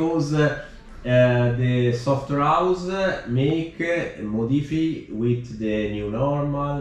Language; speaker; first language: English; non-native, learner; Italian